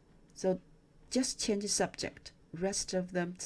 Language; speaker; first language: English; non-native, fluent; Chinese